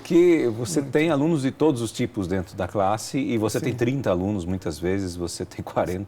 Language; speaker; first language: Portuguese; native; Portuguese